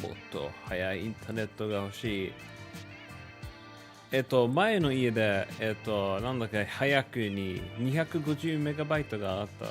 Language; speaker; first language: Japanese; non-native, learner; English